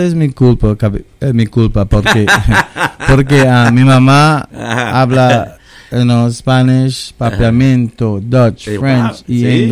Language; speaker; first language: Spanish; early bilingual, heritage; English